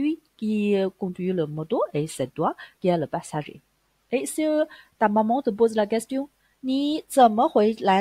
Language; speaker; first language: French; non-native, fluent; Chinese